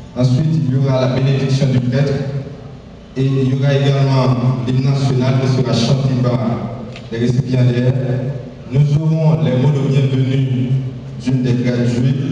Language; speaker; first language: French; non-native, local second language; Haitian Creole